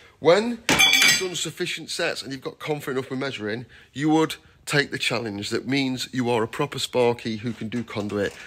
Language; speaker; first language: English; native; English